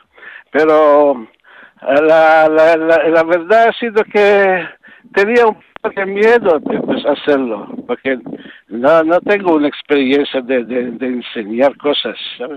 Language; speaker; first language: Spanish; non-native, learner; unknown